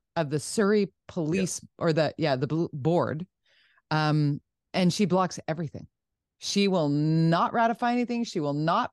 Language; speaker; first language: English; native; English